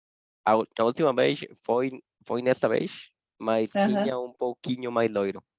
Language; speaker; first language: Portuguese; non-native, fluent; Spanish